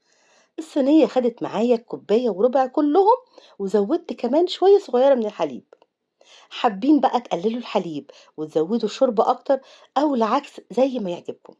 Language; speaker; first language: Arabic; native; Arabic